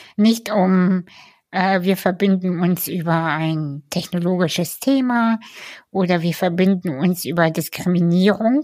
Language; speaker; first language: German; early bilingual, other home language; Russian